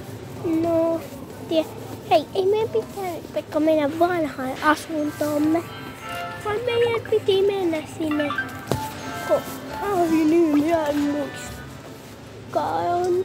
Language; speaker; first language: Finnish; early bilingual, heritage; Finnish